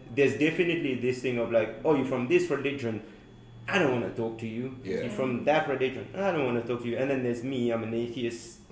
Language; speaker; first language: English; non-native, fluent; Morisyen